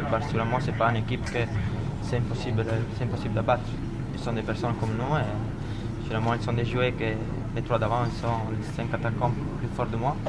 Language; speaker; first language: French; non-native, fluent; Italian